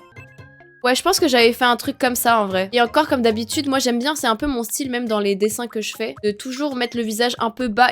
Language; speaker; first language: French; native; French